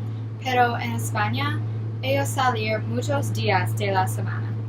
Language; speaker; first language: Spanish; non-native, learner; English